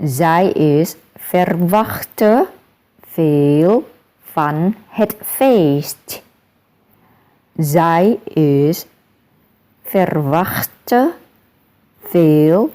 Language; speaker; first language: Dutch; non-native, learner; Thai